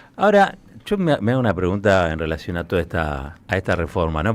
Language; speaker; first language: Spanish; native; Spanish